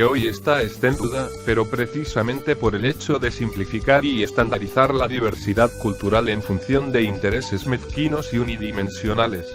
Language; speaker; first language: Spanish; native; Spanish